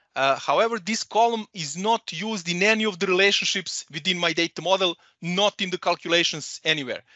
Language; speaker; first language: English; non-native, fluent; Serbian